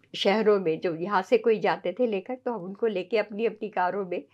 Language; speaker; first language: Hindi; native; Hindi